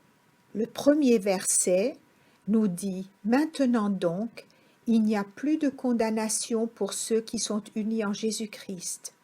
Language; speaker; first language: French; native; French